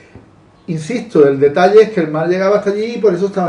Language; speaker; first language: Spanish; native; Spanish